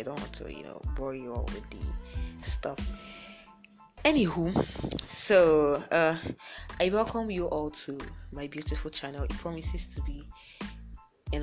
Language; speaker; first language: English; non-native, local second language; Igbo